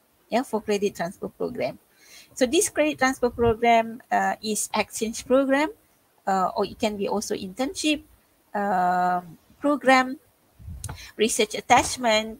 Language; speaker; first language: English; non-native, local second language; Malay